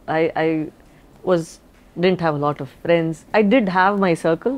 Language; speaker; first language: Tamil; non-native, local second language; Badaga